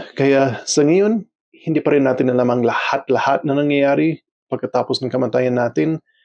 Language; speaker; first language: Filipino; non-native, fluent; English